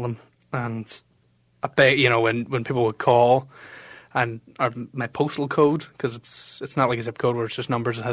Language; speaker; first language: English; native; English